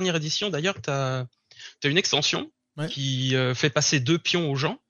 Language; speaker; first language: French; native; French